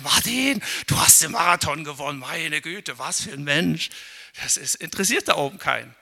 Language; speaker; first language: German; native; German